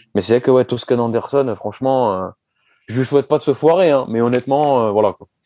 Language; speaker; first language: French; native; French